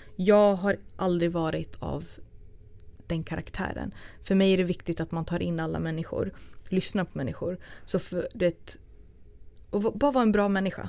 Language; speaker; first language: Swedish; early bilingual, other home language; Turoyo